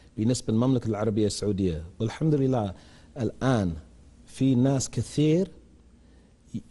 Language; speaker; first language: Arabic; non-native, learner; English